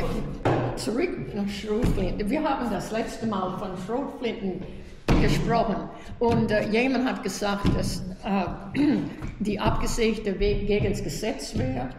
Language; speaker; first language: German; early bilingual, heritage; German